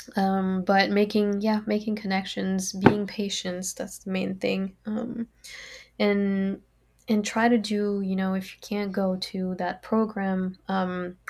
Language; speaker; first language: English; non-native, fluent; French